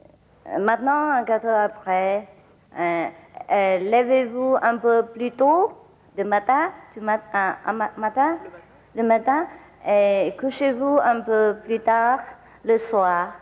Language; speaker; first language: French; non-native, learner; Vietnamese